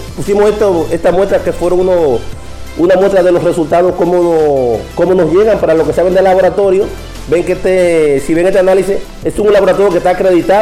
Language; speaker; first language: Spanish; native; Spanish